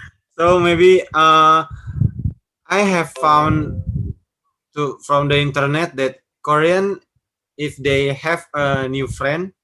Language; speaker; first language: English; non-native, learner; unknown